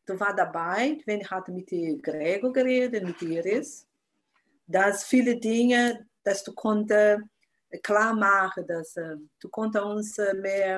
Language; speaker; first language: German; non-native, learner; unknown